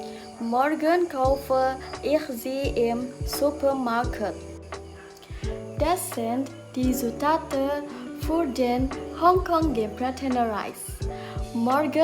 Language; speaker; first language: German; non-native, learner; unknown